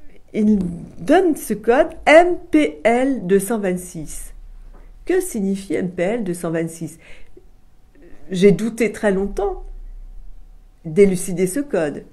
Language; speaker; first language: French; native; French